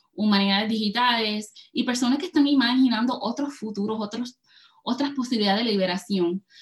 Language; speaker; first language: Spanish; early bilingual, heritage; Spanish